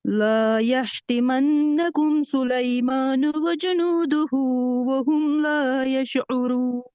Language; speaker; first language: Arabic; non-native, learner; Urdu